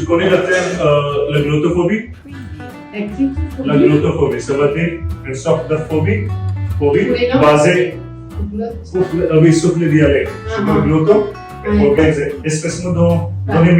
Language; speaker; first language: French; non-native, learner; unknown